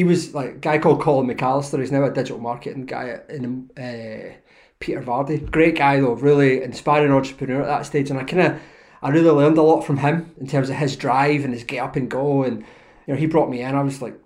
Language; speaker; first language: English; native; English